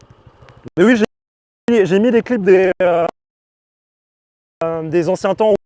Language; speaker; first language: French; native; French